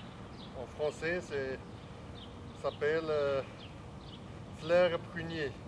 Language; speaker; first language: French; non-native, learner; Chinese